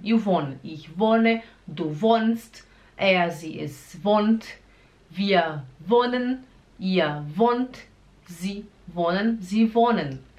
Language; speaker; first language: German; non-native, fluent; Portuguese